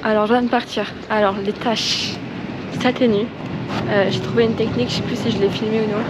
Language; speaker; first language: French; native; French